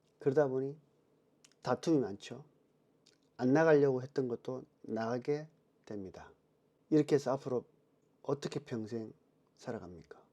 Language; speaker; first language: Korean; native; Korean